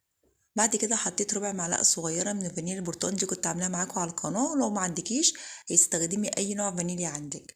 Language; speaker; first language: Arabic; native; Arabic